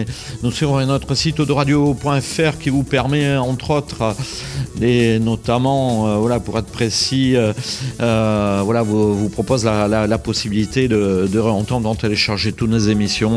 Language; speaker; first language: French; native; French